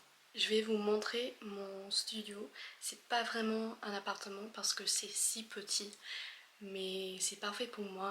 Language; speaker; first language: French; non-native, fluent; English